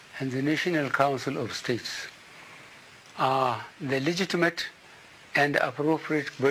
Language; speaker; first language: English; non-native, local second language; Hausa